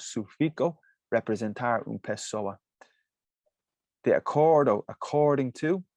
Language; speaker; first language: Portuguese; non-native, fluent; English